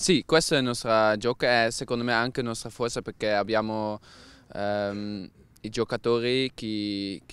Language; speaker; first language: Italian; non-native, learner; Dutch